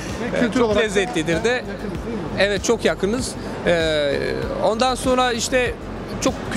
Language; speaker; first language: Turkish; non-native, fluent; Albanian